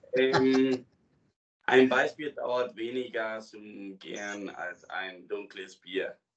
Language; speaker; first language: German; non-native, fluent; Spanish